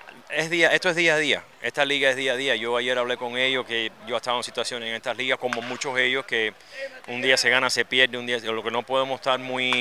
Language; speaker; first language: Spanish; early bilingual, other home language; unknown